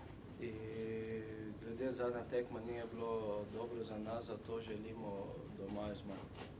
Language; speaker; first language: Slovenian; non-native, fluent; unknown